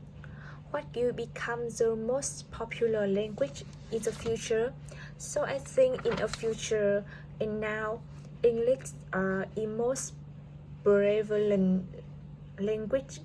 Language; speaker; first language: English; non-native, learner; Vietnamese